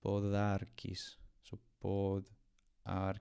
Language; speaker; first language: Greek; non-native, learner; English